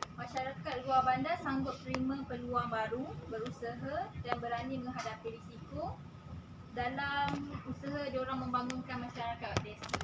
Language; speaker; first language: Malay; native; Malay